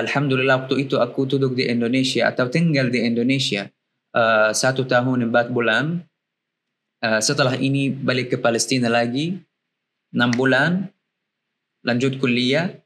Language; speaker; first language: Indonesian; non-native, learner; Arabic